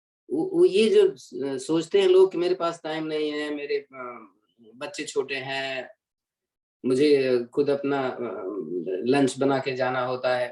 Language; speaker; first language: Hindi; native; Hindi